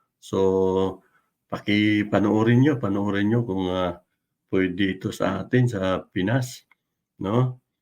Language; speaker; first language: Filipino; non-native, local second language; Cebuano